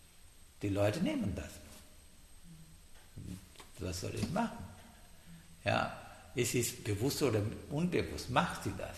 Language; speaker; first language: German; non-native, learner; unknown